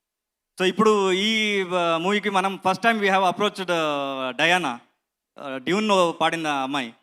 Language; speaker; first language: Telugu; non-native, learner; Kannada